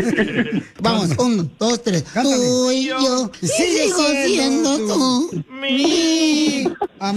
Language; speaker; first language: Spanish; native; Spanish